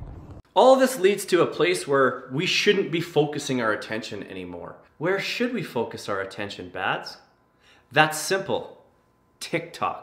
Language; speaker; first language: English; native; English